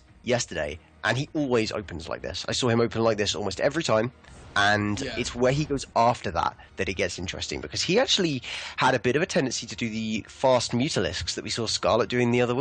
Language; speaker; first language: English; native; English